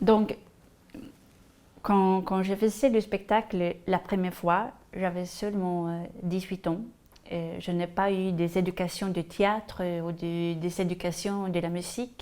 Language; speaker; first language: French; non-native, fluent; Swedish